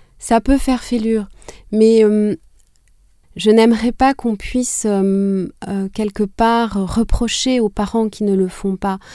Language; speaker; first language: French; non-native, local second language; Kinyarwanda